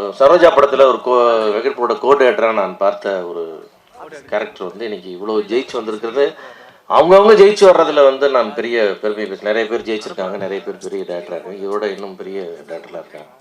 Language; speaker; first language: Tamil; native; Tamil